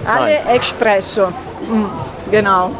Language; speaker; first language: German; non-native, learner; Italian